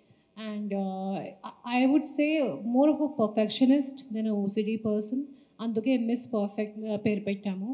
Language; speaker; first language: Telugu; non-native, fluent; Hindi